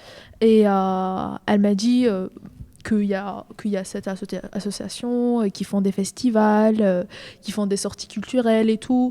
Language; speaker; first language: French; non-native, fluent; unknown